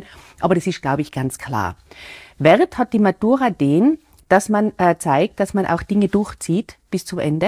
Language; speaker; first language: German; native; German